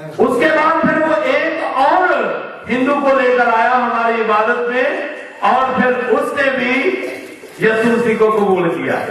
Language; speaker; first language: Urdu; non-native, local second language; Punjabi